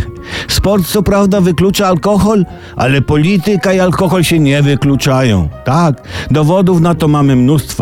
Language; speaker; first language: Polish; native; Polish